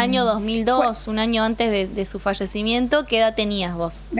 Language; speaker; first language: Spanish; native; Spanish